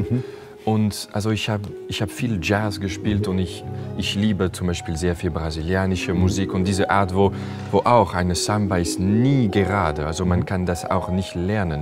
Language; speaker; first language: German; non-native, fluent; French